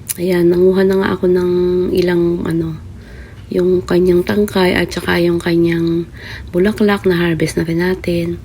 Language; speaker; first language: Filipino; native; Filipino